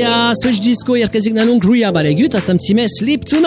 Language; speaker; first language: Hungarian; native; Hungarian